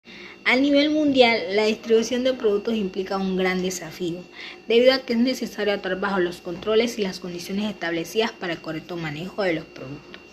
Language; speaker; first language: Spanish; native; Spanish